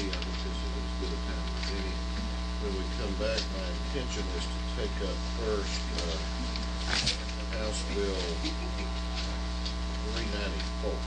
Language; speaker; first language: English; native; English